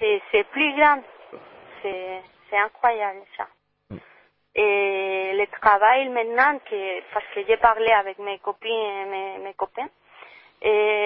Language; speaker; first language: French; non-native, learner; Spanish